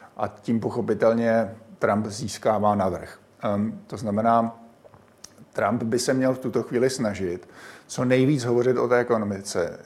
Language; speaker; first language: Czech; native; Czech